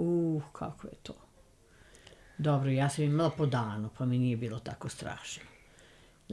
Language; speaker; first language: Serbian; native; Serbian